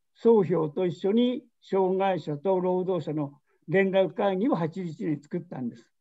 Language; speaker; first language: Japanese; native; Japanese